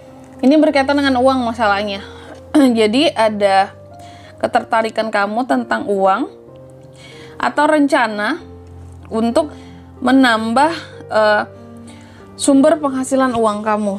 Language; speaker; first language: Indonesian; native; Indonesian